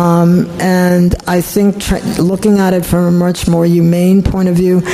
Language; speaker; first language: English; non-native, fluent; Polish